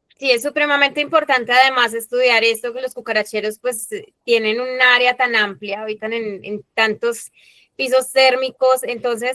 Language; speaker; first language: Spanish; native; Spanish